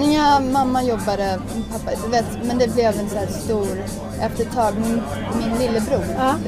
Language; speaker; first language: Swedish; early bilingual, heritage; English